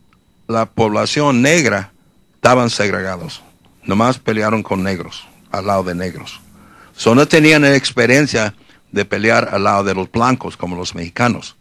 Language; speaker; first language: Spanish; early bilingual, heritage; Spanish